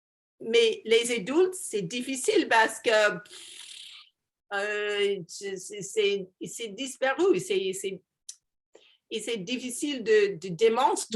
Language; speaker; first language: French; non-native, learner; English